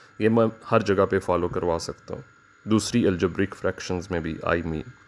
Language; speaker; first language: Urdu; native; Urdu